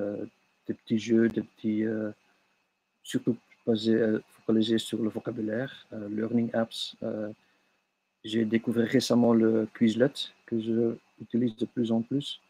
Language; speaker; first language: French; non-native, local second language; Dutch